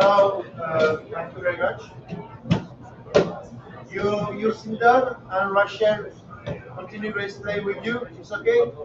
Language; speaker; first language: English; non-native, learner; French